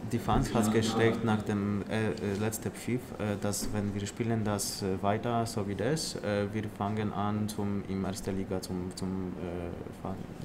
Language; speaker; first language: German; non-native, learner; Polish